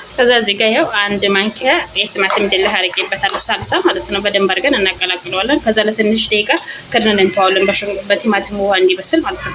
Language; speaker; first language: Amharic; native; Amharic